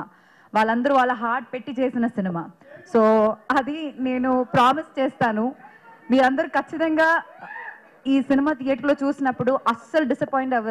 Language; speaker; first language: Telugu; non-native, fluent; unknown